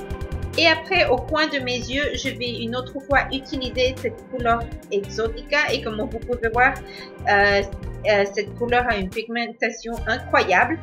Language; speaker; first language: French; non-native, fluent; Spanish